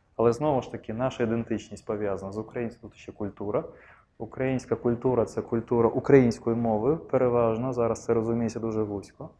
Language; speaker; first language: Ukrainian; non-native, local second language; Russian